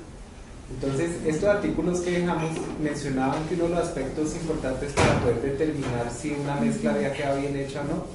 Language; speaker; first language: Spanish; native; Spanish